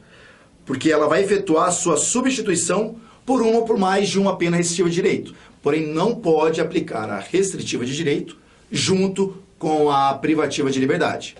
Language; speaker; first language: Portuguese; native; Portuguese